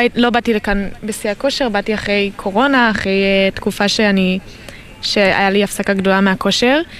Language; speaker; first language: Hebrew; non-native, fluent; Azerbaijani